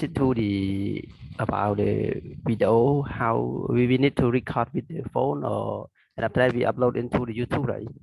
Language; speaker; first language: English; non-native, learner; Khmer